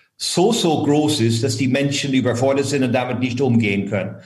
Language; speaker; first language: German; non-native, fluent; English